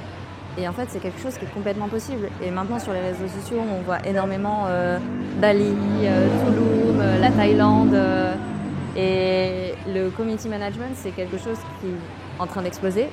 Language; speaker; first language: French; native; French